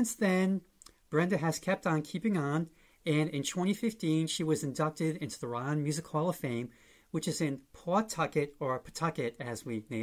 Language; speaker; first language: English; native; English